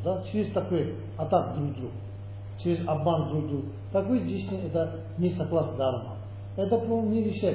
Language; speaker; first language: Russian; non-native, learner; Tibetan